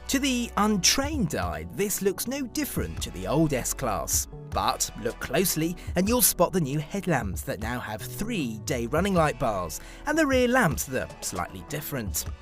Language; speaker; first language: English; native; English